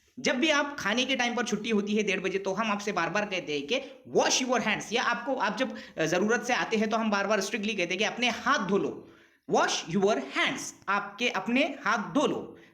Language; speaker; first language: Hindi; non-native, local second language; Urdu